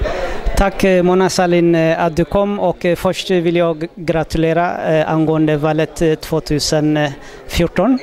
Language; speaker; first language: Swedish; non-native, learner; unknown